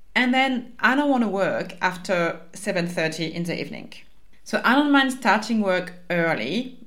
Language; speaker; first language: English; non-native, fluent; French